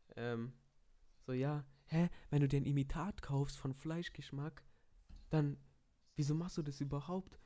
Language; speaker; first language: German; early bilingual, other home language; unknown